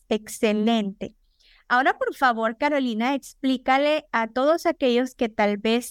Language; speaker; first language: Spanish; native; Spanish